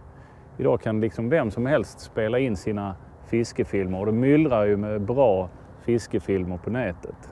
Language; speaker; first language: Swedish; native; Swedish